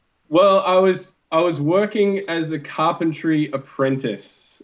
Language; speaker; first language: English; native; English